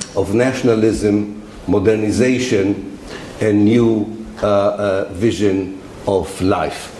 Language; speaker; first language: English; non-native, fluent; Arabic